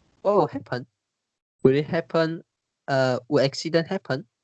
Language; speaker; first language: English; non-native, learner; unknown